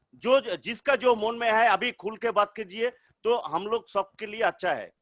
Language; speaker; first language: Hindi; non-native, local second language; Bangla